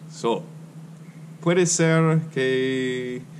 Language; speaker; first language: Spanish; non-native, learner; English